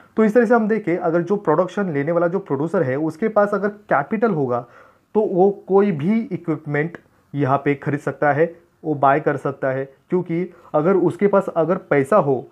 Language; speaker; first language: Hindi; non-native, local second language; Marathi